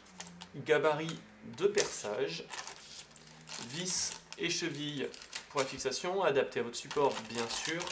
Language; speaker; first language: French; native; French